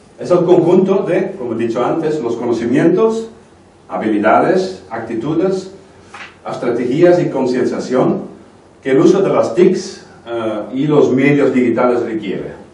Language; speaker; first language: Spanish; non-native, fluent; Dutch